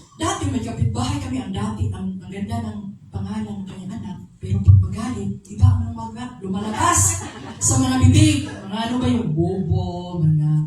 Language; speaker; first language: Filipino; non-native, local second language; Cebuano